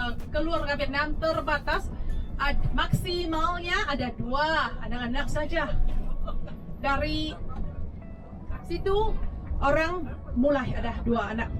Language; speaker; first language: Indonesian; non-native, fluent; Vietnamese